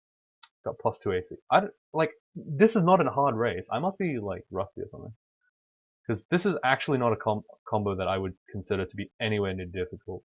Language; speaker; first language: English; native; English